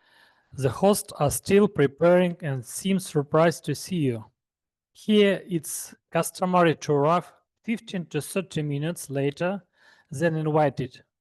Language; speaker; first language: English; non-native, learner; Russian